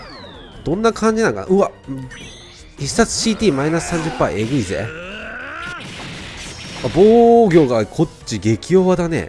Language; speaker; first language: Japanese; native; Japanese